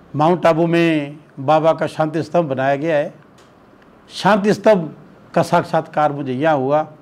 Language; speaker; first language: Hindi; native; Hindi